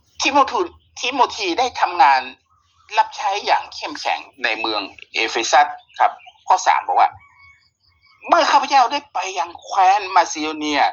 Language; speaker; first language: Thai; native; Thai